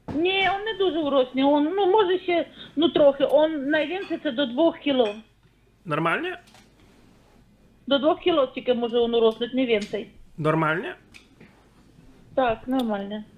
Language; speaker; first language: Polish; non-native, learner; Ukrainian